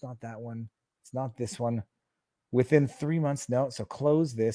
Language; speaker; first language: English; native; English